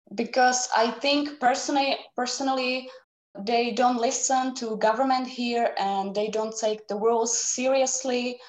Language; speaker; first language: English; non-native, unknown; Czech